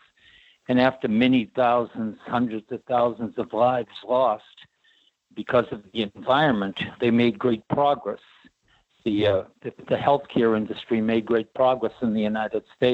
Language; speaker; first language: English; native; English